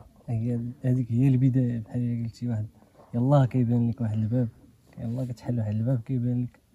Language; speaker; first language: Arabic; native; Arabic